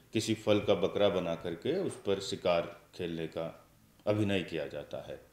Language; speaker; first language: Hindi; native; Hindi